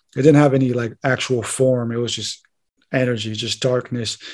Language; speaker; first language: English; native; English